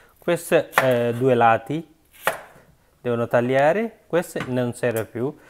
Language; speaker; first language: Italian; non-native, learner; Sinhala